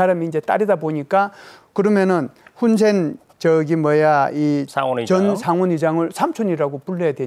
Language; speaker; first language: Korean; native; Korean